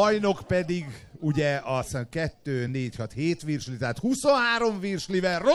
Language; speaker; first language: Hungarian; native; Hungarian